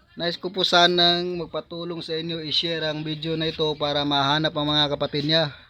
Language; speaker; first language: Filipino; non-native, local second language; Cebuano